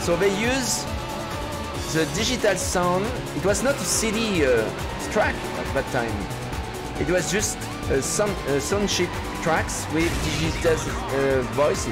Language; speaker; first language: English; non-native, fluent; French